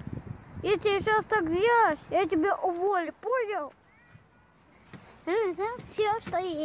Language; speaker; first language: Russian; early bilingual, other home language; Tajik